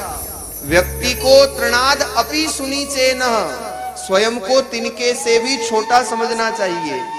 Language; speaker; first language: Hindi; native; Hindi